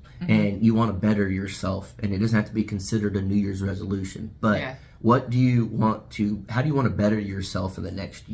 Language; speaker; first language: English; native; English